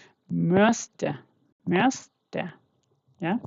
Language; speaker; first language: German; non-native, fluent; Hindi